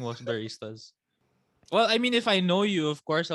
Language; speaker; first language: English; non-native, local second language; Filipino